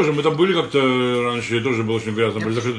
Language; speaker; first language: Russian; native; Russian